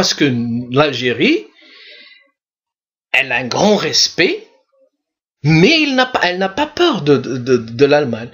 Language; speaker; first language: French; non-native, local second language; Arabic